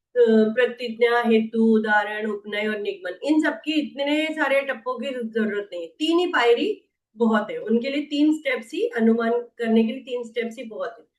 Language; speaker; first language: Hindi; non-native, local second language; Marathi